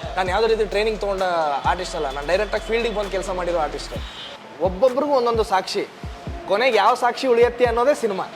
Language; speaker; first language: Kannada; native; Kannada